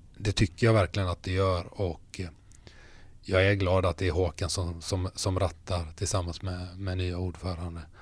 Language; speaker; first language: Swedish; native; Swedish